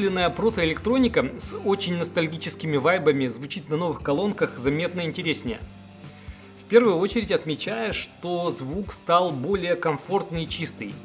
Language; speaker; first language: Russian; native; Russian